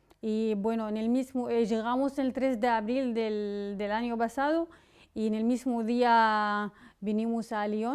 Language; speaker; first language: Spanish; non-native, fluent; Arabic